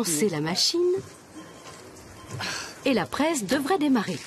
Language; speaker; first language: French; native; French